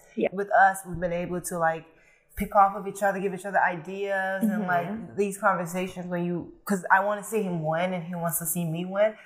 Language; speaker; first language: English; early bilingual, other home language; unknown